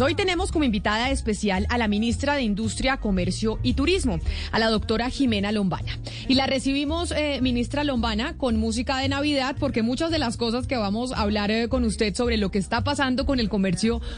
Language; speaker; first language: Spanish; native; Spanish